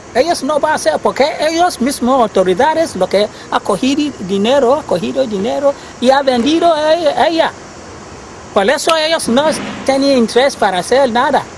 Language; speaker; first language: Spanish; non-native, learner; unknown